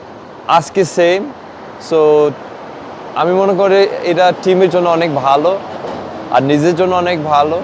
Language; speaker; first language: Bangla; early bilingual, heritage; Bangla